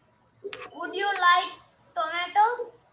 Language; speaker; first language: English; non-native, learner; Sinhala